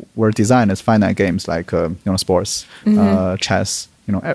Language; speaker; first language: English; non-native, fluent; Chinese